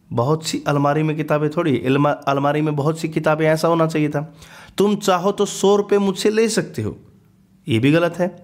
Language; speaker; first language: Hindi; native; Hindi